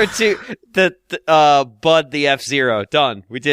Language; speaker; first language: English; native; English